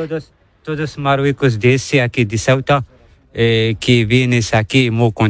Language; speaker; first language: Spanish; non-native, learner; Arabic